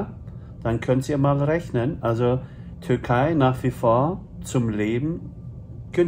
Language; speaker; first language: German; early bilingual, other home language; Turkish